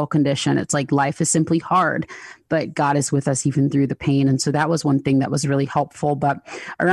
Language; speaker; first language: English; native; English